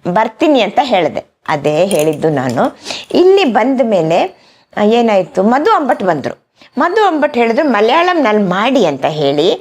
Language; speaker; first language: Kannada; non-native, local second language; Malayalam